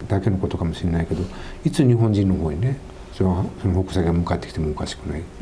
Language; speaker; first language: Japanese; native; Japanese